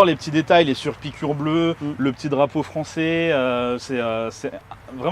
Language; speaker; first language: French; native; French